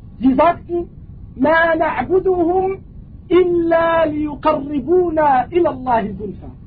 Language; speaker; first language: German; non-native, fluent; Arabic